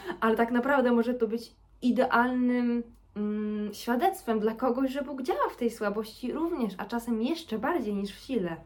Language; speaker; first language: Polish; early bilingual, heritage; Polish